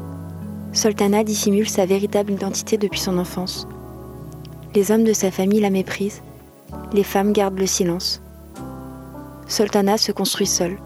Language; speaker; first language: French; native; French